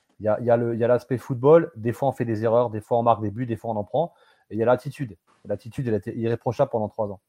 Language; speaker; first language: French; native; French